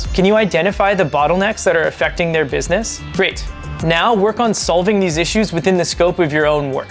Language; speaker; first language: English; native; English